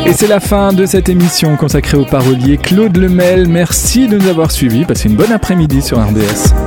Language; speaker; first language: French; native; French